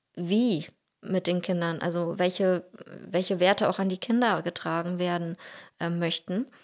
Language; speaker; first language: German; early bilingual, other home language; Russian